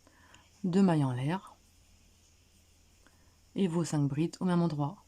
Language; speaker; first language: French; native; French